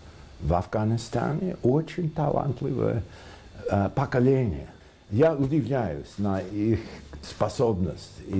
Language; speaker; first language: Russian; non-native, fluent; English